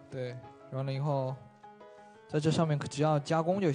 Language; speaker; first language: Chinese; native; Chinese